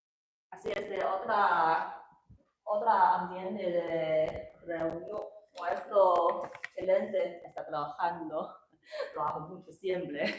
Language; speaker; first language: Spanish; non-native, learner; Chinese